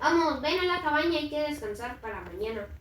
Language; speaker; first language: Spanish; native; Spanish